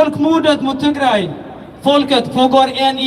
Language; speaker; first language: Swedish; early bilingual, other home language; Tigrinya